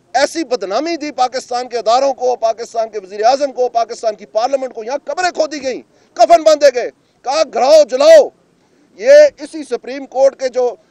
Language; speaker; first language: Urdu; non-native, local second language; Punjabi